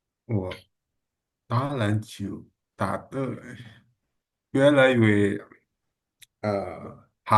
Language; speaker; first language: Chinese; non-native, learner; Indonesian